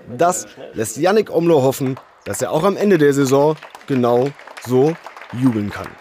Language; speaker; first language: German; native; German